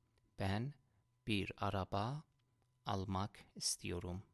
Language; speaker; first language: Turkish; non-native, fluent; Persian